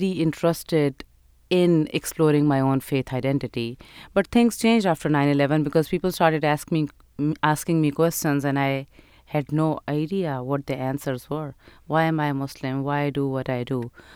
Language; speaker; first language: English; non-native, local second language; Urdu